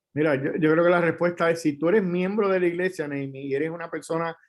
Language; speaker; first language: Spanish; native; Spanish